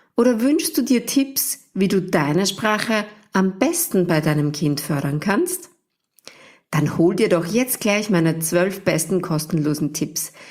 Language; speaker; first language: German; native; German